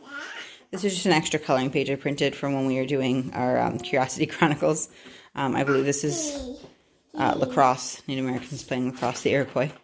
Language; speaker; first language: English; native; English